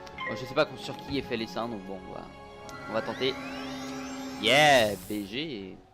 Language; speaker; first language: French; native; French